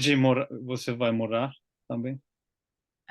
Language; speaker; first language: Portuguese; non-native, learner; Finnish